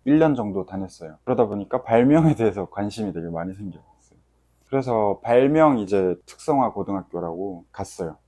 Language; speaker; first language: Korean; native; Korean